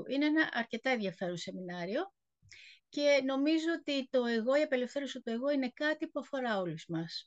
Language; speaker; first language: Greek; native; Greek